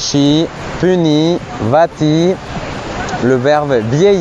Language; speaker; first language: French; non-native, fluent; Spanish